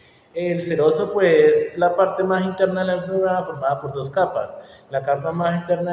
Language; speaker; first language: Spanish; native; Spanish